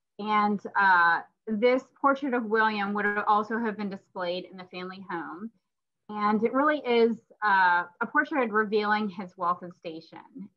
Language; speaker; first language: English; native; English